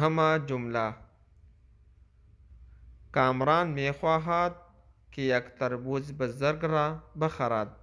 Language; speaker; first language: Persian; non-native, local second language; Pashto